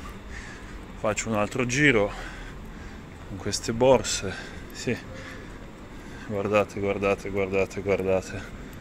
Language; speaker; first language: Italian; non-native, fluent; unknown